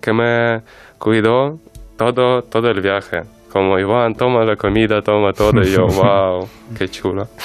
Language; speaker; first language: Spanish; non-native, learner; Ukrainian